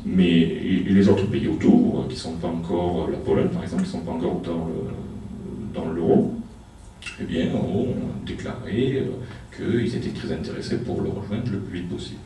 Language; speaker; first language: French; native; French